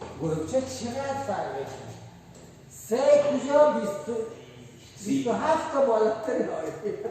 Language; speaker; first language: Persian; non-native, local second language; Baluchi